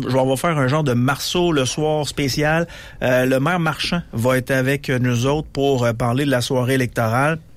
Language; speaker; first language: French; native; French